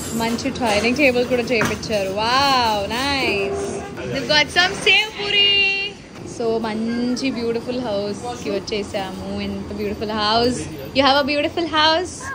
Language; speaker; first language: Telugu; non-native, local second language; Hindi